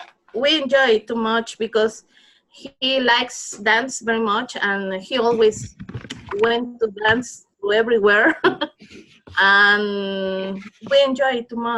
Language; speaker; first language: English; non-native, learner; Spanish